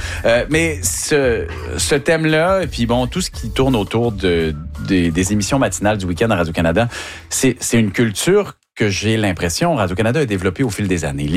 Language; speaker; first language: French; native; French